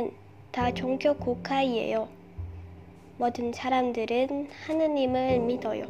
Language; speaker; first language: Korean; non-native, learner; Indonesian